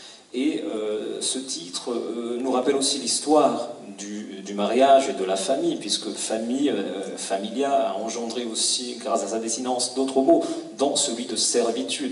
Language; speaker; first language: French; native; French